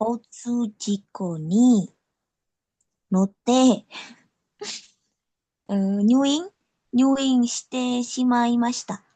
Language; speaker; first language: Japanese; non-native, learner; Indonesian